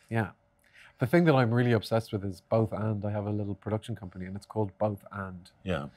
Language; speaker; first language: English; native; English